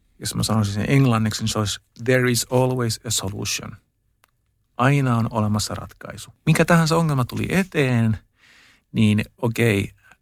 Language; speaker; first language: Finnish; early bilingual, heritage; Finnish